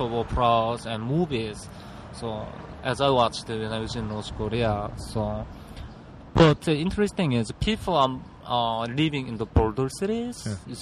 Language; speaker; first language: English; non-native, learner; Korean